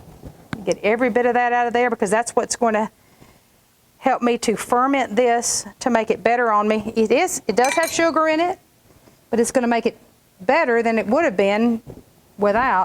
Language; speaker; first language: English; native; English